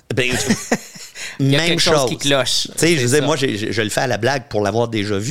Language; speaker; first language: French; native; French